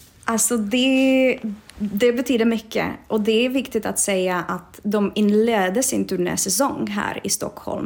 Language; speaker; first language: Swedish; non-native, fluent; Czech